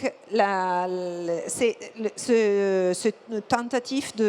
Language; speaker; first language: French; non-native, fluent; Italian